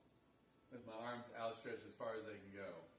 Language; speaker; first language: English; native; English